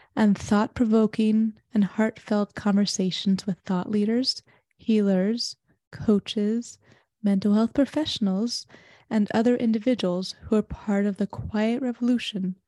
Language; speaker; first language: English; native; English